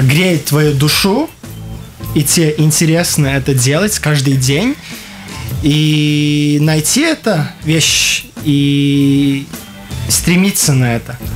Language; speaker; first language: Russian; non-native, local second language; Latvian